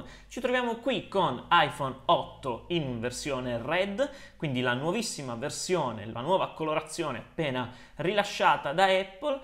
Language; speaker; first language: Italian; native; Italian